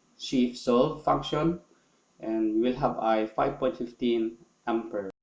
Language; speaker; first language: English; non-native, local second language; Filipino